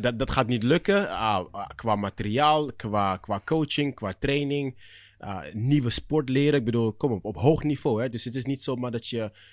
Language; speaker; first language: Dutch; early bilingual, other home language; Akan